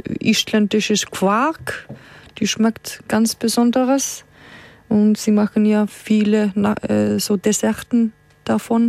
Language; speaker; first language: German; non-native, fluent; Icelandic